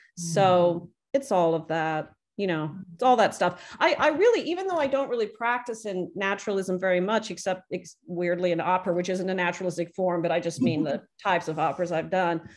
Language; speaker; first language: English; native; English